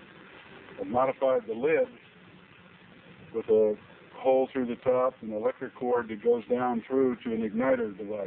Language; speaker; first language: English; native; English